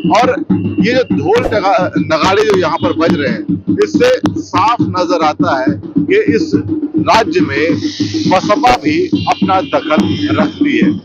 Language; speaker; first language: Hindi; native; Hindi